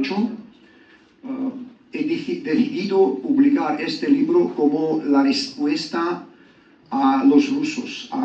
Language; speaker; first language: Spanish; non-native, learner; Georgian